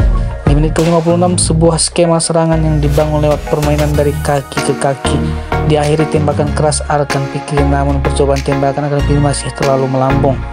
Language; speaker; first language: Indonesian; native; Indonesian